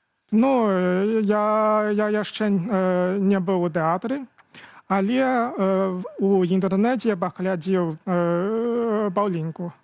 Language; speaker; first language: Belarusian; non-native, fluent; Chinese